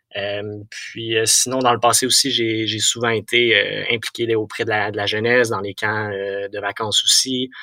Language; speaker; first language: French; native; French